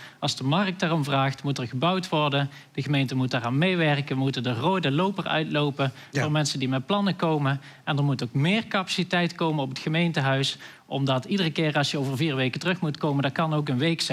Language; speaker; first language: Dutch; native; Dutch